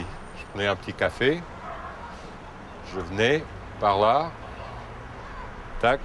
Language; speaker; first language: French; non-native, fluent; Portuguese